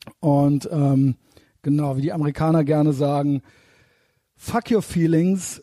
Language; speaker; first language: German; native; German